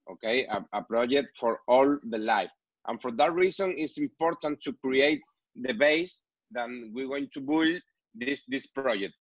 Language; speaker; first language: English; non-native, learner; Spanish